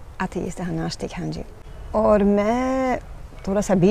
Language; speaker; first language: Hindi; non-native, learner; Dutch